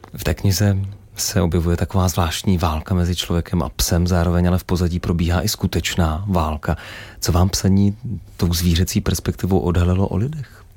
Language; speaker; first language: Czech; native; Czech